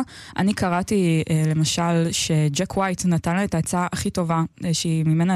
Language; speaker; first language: Hebrew; native; Hebrew